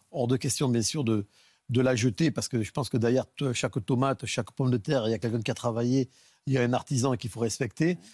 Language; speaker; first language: French; native; French